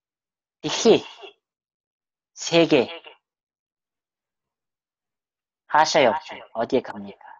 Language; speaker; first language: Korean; non-native, fluent; Mongolian